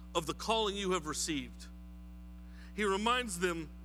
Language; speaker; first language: English; native; English